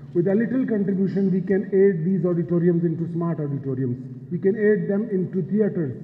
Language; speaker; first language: English; non-native, local second language; Urdu